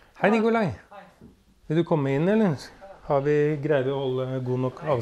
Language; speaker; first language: Norwegian; native; Norwegian